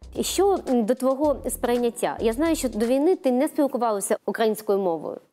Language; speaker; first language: Ukrainian; native; Ukrainian